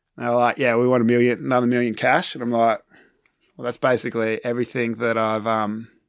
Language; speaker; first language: English; native; English